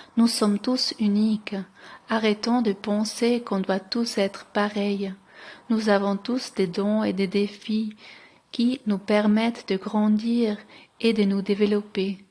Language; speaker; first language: French; non-native, local second language; Swiss German